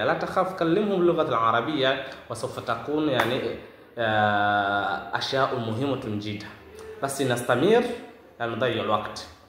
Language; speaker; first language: Arabic; non-native, fluent; Swahili